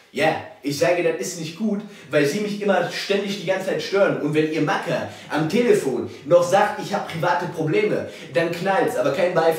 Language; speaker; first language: German; native; German